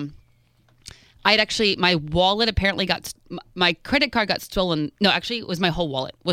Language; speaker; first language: English; native; English